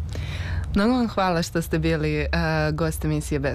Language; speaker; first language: Serbian; native; Serbian